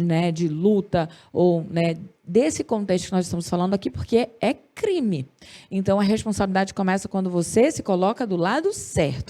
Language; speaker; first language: Portuguese; native; Portuguese